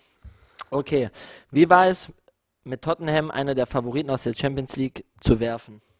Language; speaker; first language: German; native; German